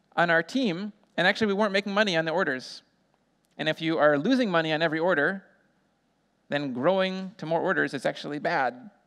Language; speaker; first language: English; native; English